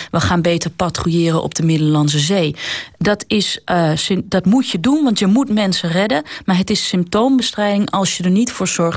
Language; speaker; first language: Dutch; native; Dutch